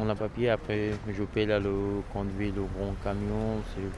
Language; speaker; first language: French; non-native, learner; Pashto